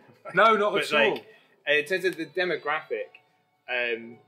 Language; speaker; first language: English; native; English